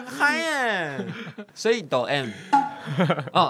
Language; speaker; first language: Chinese; native; Chinese